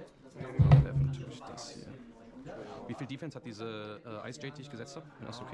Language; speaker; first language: German; native; German